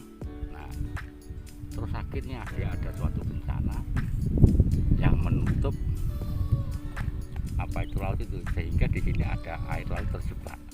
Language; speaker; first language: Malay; non-native, local second language; Javanese